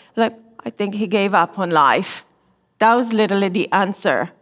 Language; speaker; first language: English; non-native, fluent; Romanian